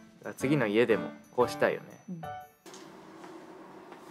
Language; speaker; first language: Japanese; native; Japanese